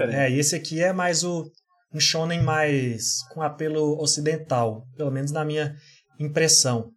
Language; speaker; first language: Portuguese; native; Portuguese